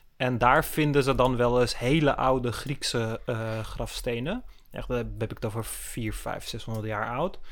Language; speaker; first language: Dutch; early bilingual, other home language; Turkish